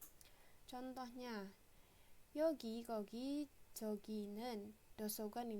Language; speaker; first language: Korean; non-native, fluent; Indonesian